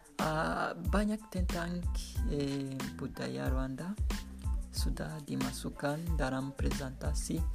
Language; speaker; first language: Indonesian; non-native, learner; Kinyarwanda